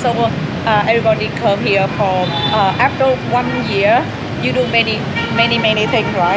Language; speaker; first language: English; non-native, learner; Vietnamese